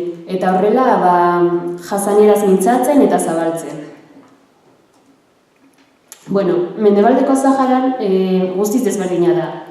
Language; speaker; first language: Basque; early bilingual, other home language; Arabic